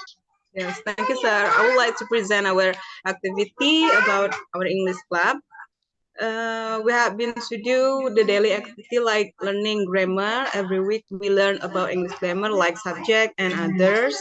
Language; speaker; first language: English; non-native, learner; Indonesian